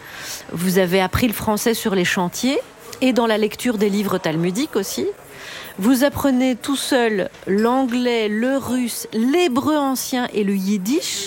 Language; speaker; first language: French; native; French